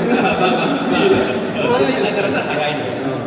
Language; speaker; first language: Japanese; native; Japanese